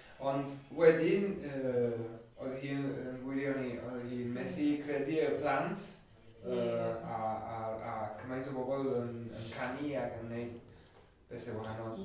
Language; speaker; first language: Welsh; non-native, fluent; Spanish